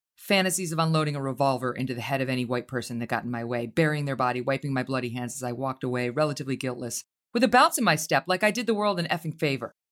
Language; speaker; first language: English; native; English